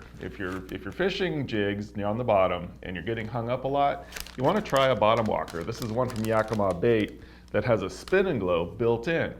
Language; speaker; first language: English; native; English